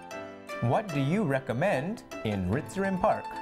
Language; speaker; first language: English; native; English